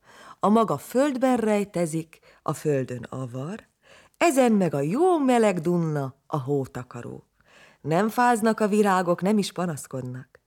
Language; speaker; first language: Hungarian; native; Hungarian